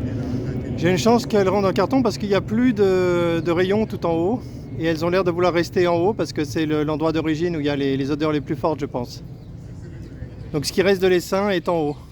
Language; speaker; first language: French; native; French